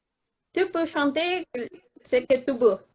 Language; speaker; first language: French; non-native, learner; Spanish